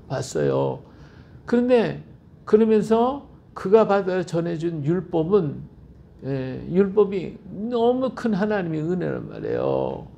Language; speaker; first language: Korean; native; Korean